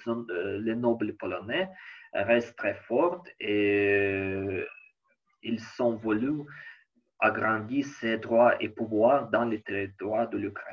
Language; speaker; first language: French; non-native, learner; Ukrainian